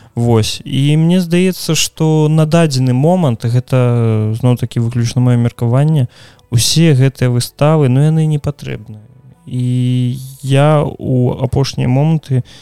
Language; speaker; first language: Belarusian; non-native, local second language; Russian